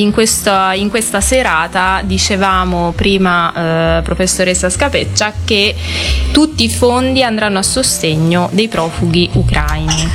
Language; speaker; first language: Italian; native; Italian